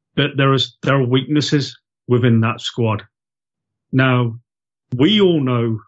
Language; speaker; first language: English; native; English